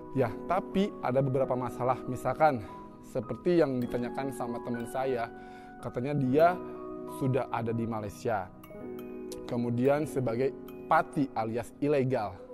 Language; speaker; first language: Indonesian; native; Indonesian